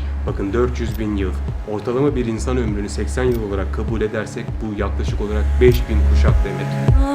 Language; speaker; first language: Turkish; native; Turkish